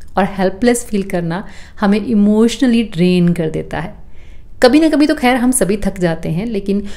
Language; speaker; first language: Hindi; native; Hindi